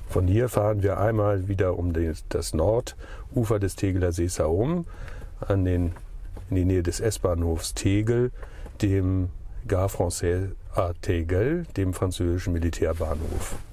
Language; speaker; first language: German; native; German